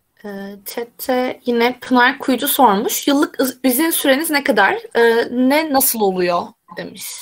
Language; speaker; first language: Turkish; native; Turkish